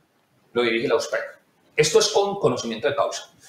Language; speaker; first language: Spanish; native; Spanish